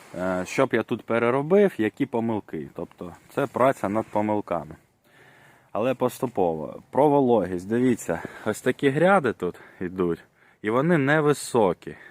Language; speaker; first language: Ukrainian; non-native, local second language; Russian